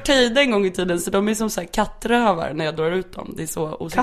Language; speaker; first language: Swedish; native; Swedish